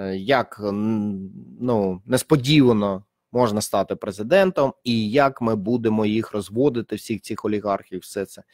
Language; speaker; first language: Ukrainian; native; Ukrainian